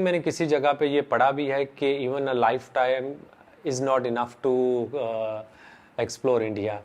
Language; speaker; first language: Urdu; native; Urdu